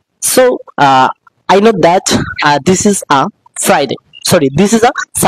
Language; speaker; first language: English; non-native, learner; Bangla